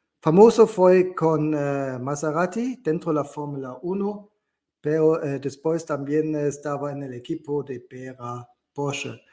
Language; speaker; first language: Spanish; non-native, learner; German